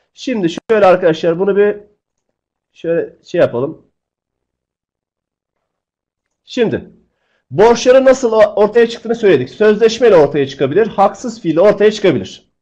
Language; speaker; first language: Turkish; native; Turkish